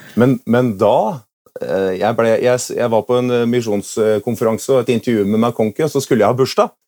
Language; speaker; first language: Norwegian; native; Norwegian